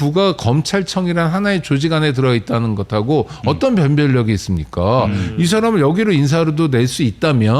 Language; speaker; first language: Korean; native; Korean